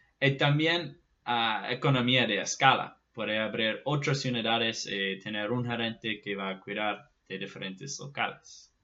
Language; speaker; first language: Spanish; non-native, fluent; Portuguese